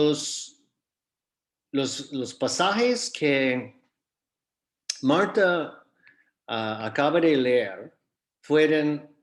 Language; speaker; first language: Spanish; non-native, fluent; English